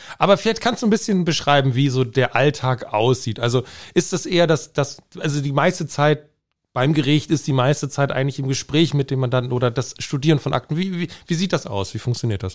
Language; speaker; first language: German; native; German